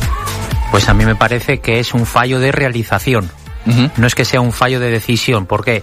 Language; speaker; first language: Spanish; native; Spanish